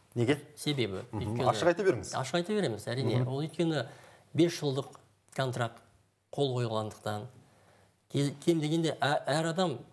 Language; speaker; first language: Kazakh; native; Kazakh